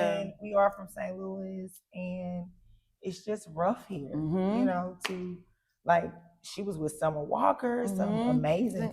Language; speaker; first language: English; native; English